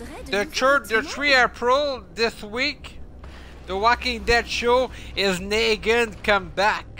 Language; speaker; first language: English; non-native, learner; French